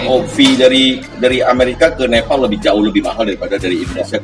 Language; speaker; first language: Indonesian; native; Indonesian